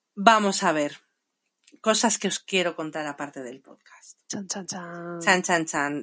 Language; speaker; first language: Spanish; native; Spanish